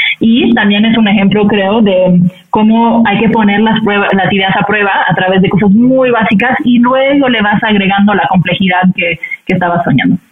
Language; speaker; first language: Spanish; non-native, fluent; French